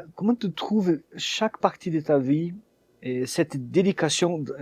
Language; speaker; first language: French; non-native, fluent; Portuguese